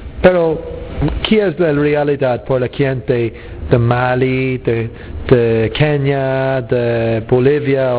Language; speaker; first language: Spanish; non-native, learner; English